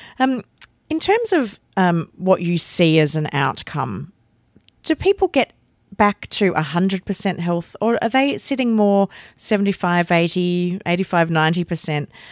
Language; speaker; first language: English; native; English